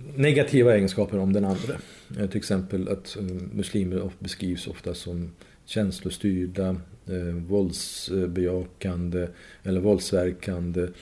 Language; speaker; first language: Swedish; non-native, fluent; Persian